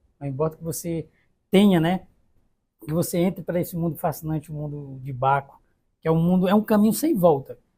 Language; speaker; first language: Portuguese; native; Portuguese